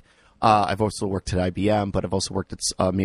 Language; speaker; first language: English; native; English